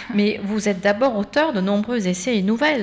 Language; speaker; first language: French; native; French